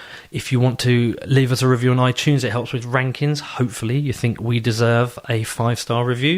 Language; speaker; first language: English; native; English